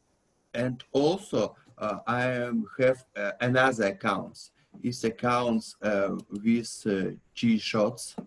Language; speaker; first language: English; non-native, learner; Russian